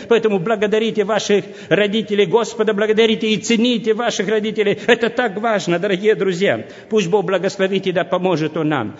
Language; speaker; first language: Russian; non-native, local second language; Romanian